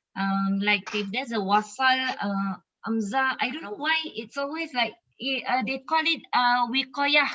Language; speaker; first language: English; non-native, local second language; Malay